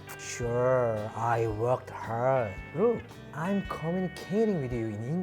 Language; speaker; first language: English; non-native, learner; Korean